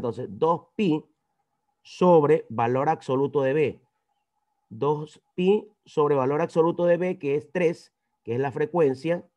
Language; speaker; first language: Spanish; native; Spanish